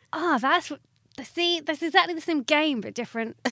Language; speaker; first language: English; native; English